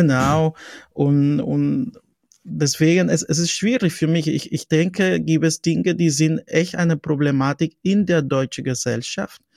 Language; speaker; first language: German; non-native, fluent; Spanish